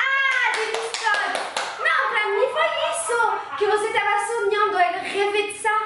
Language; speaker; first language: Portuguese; non-native, learner; French